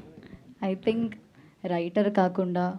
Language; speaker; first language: Telugu; non-native, learner; Malayalam